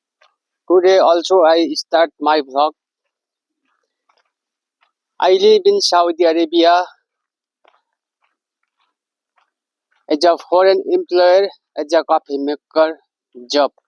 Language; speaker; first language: English; non-native, learner; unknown